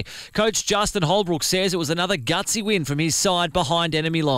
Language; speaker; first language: English; native; English